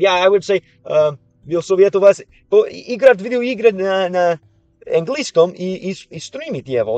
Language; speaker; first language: Russian; non-native, learner; English